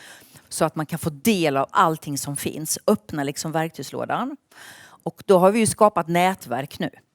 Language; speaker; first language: Swedish; native; Swedish